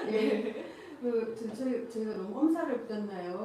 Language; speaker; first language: Korean; native; Korean